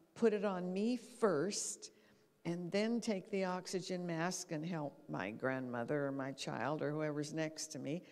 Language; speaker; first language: English; native; English